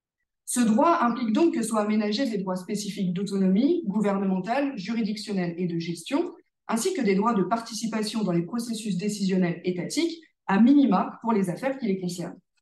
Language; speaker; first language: French; native; French